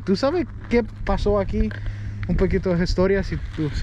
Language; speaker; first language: Spanish; non-native, learner; English